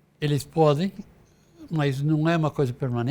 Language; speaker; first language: Portuguese; non-native, fluent; English